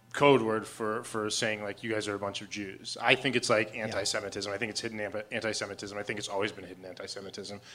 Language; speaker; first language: English; native; English